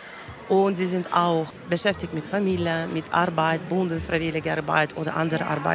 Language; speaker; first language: German; non-native, learner; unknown